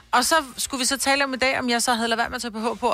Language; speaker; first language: Danish; native; Danish